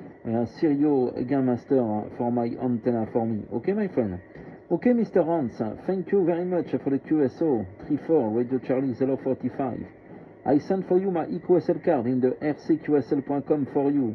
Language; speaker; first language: English; non-native, learner; French